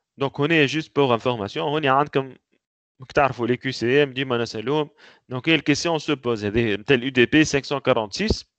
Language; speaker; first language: French; non-native, local second language; Arabic